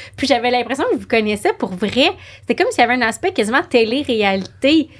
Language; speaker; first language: French; native; French